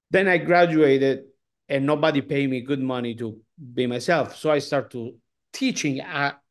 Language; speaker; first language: English; non-native, learner; Italian